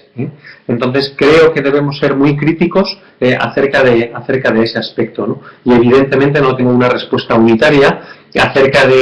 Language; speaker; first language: Spanish; native; Spanish